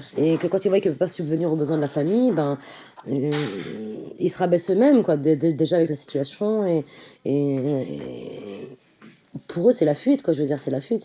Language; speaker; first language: French; native; French